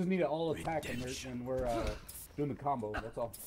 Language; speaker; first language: English; native; English